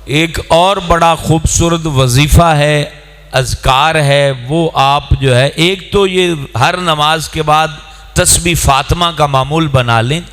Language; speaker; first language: Urdu; non-native, local second language; Punjabi